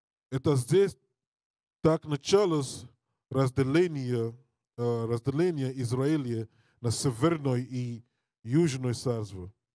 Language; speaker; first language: Russian; non-native, learner; English